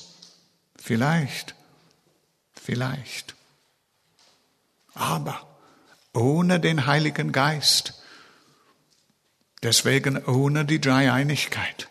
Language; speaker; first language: German; non-native, fluent; English